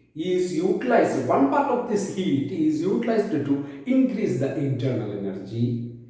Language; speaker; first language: English; non-native, local second language; Malayalam